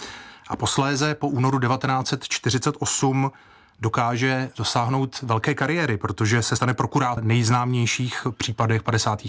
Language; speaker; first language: Czech; native; Czech